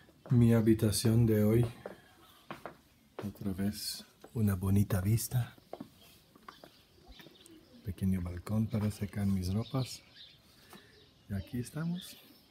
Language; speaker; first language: Spanish; non-native, learner; English